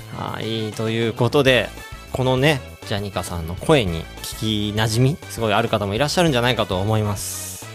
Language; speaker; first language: Japanese; native; Japanese